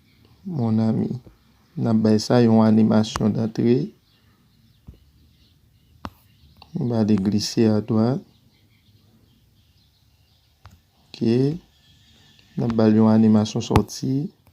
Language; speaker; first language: French; non-native, learner; Haitian Creole